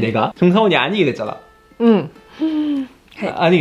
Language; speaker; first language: Korean; native; Korean